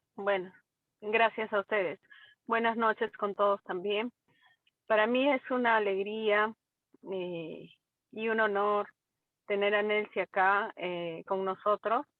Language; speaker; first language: Spanish; native; Spanish